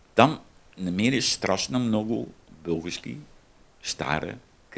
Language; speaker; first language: Bulgarian; non-native, learner; Dutch